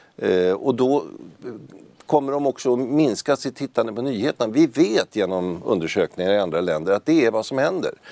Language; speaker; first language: Swedish; native; Swedish